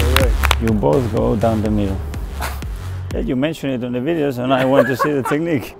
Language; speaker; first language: English; non-native, fluent; Spanish